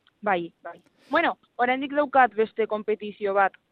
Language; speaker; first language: Basque; non-native, local second language; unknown